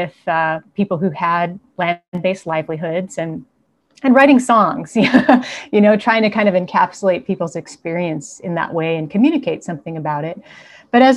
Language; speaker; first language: English; native; English